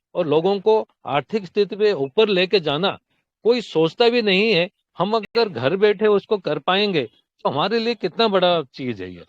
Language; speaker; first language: Hindi; non-native, local second language; Odia